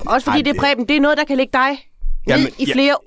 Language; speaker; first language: Danish; native; Danish